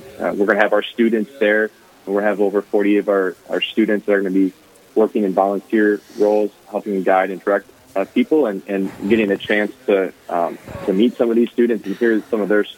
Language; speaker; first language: English; native; English